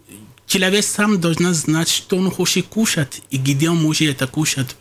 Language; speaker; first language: Russian; non-native, fluent; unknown